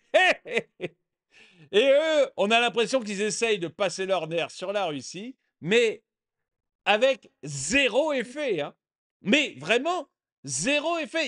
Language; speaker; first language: French; native; French